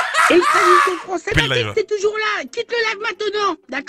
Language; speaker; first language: French; native; French